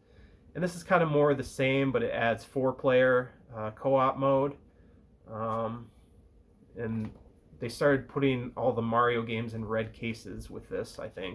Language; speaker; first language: English; native; English